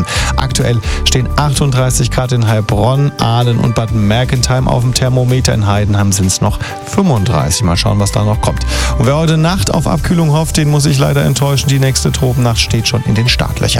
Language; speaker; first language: German; native; German